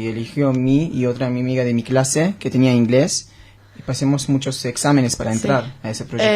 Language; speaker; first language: Spanish; non-native, learner; Hebrew